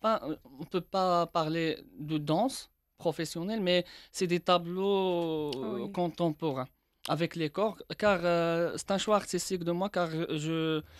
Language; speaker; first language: French; non-native, local second language; Arabic